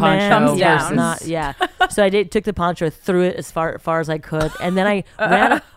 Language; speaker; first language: English; native; English